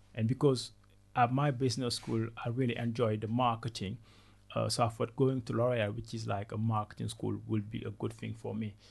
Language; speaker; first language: English; non-native, fluent; Wolof